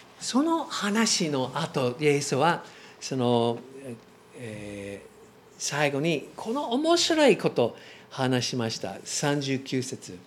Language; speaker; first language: Japanese; non-native, learner; English